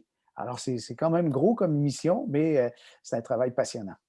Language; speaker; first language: French; native; French